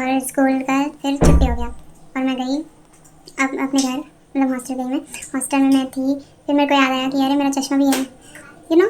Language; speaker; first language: Hindi; native; Hindi